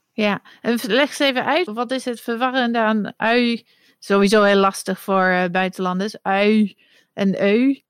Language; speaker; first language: Dutch; non-native, fluent; English